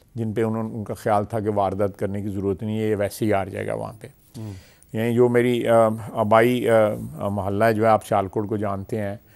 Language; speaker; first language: Urdu; non-native, local second language; Punjabi